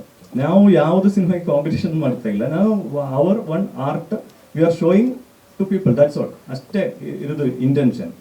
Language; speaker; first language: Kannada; non-native, local second language; Malayalam